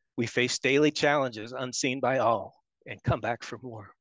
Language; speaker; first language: English; native; English